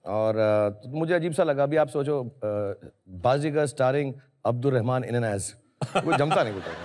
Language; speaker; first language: Hindi; native; Hindi